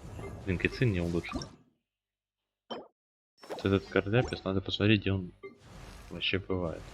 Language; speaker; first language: Russian; native; Russian